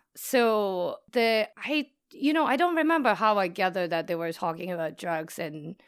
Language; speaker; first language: English; non-native, fluent; Japanese